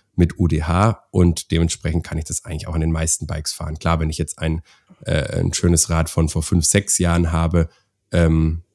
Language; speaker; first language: German; native; German